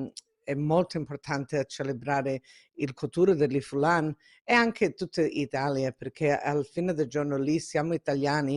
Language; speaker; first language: Italian; early bilingual, heritage; Italian